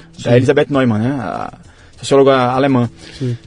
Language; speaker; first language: Portuguese; native; Portuguese